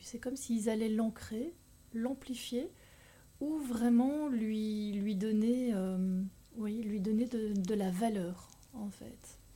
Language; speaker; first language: French; native; French